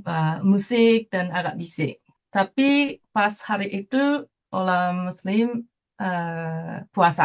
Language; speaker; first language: Indonesian; non-native, fluent; Japanese